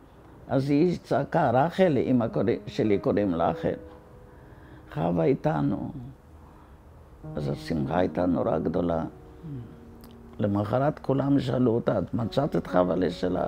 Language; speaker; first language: Hebrew; non-native, fluent; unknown